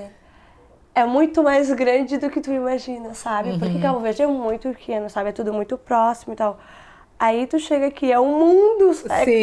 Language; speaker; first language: Portuguese; non-native, local second language; Kabuverdianu